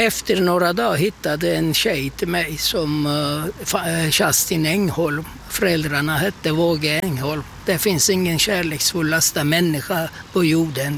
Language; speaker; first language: Swedish; non-native, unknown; Turkish